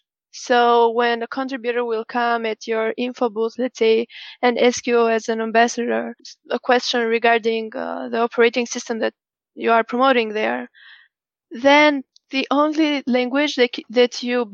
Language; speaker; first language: English; non-native, fluent; Albanian